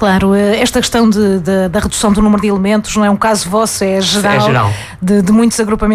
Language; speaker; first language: Portuguese; native; Portuguese